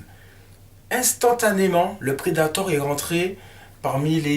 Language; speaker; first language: French; native; French